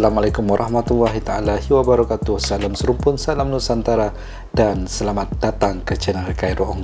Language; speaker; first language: Indonesian; non-native, local second language; Malay